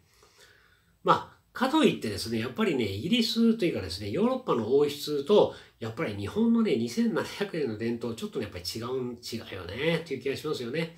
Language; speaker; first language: Japanese; native; Japanese